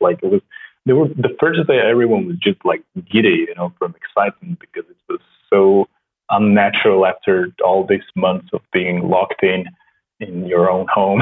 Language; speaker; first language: English; non-native, fluent; Slovenian